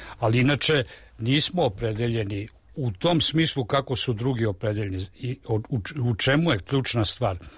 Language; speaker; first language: Serbian; native; Serbian